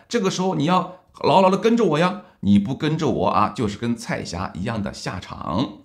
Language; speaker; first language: Chinese; native; Chinese